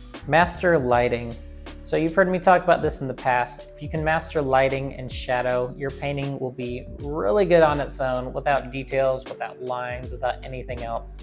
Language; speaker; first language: English; native; English